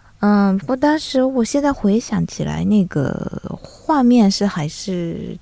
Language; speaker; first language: Chinese; non-native, fluent; Japanese